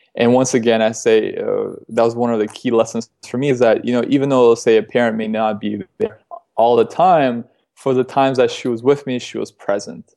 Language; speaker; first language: English; early bilingual, other home language; Russian